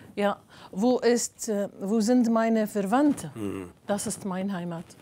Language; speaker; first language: German; non-native, learner; Arabic